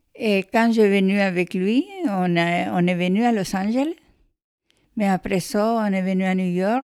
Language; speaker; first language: French; non-native, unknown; Spanish